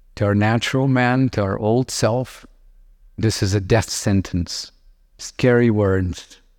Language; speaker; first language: English; non-native, fluent; Lithuanian